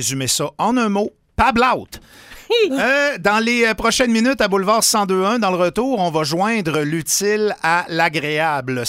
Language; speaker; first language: French; native; French